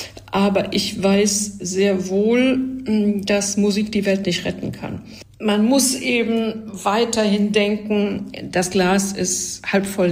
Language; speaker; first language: German; native; German